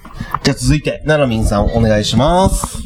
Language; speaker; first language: Japanese; native; Japanese